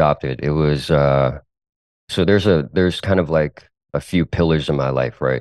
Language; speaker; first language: English; early bilingual, other home language; Cantonese